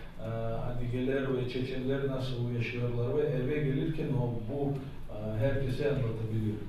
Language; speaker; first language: Turkish; non-native, learner; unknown